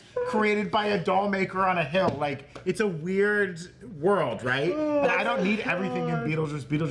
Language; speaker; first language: English; native; English